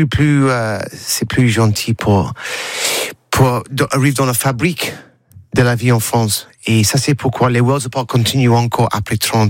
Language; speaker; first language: French; non-native, learner; English